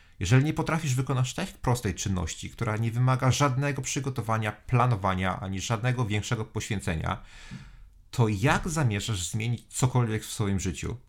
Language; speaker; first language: Polish; native; Polish